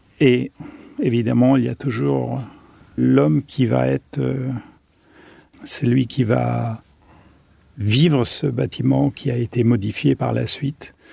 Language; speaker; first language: French; non-native, fluent; German